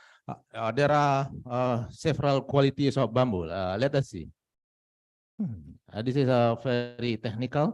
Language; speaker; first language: English; non-native, fluent; Indonesian